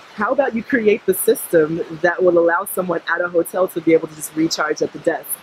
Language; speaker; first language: English; native; English